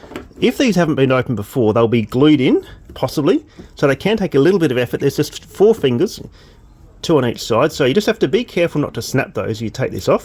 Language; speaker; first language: English; native; English